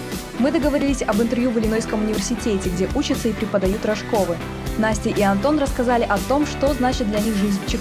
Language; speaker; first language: Russian; native; Russian